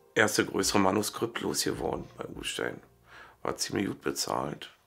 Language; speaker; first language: German; native; German